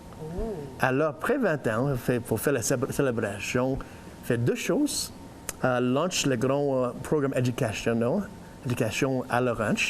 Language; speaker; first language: French; non-native, learner; English